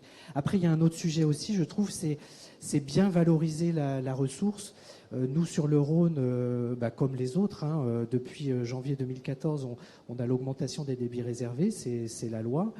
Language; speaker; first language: French; native; French